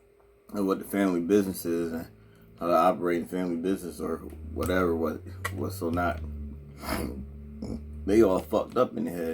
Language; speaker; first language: English; native; English